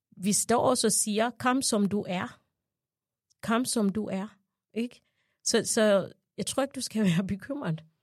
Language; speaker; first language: Danish; non-native, fluent; Ganda